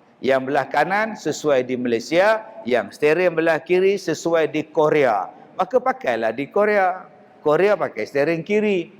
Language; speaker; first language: Malay; native; Malay